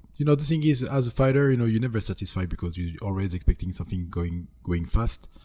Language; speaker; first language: English; non-native, fluent; French